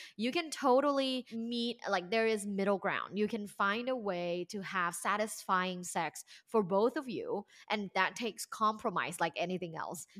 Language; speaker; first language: English; non-native, fluent; Thai